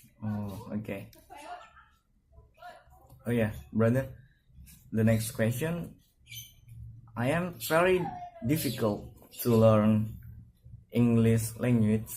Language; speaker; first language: English; non-native, learner; Indonesian